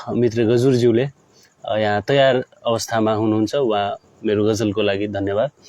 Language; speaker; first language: Nepali; non-native, local second language; Maithili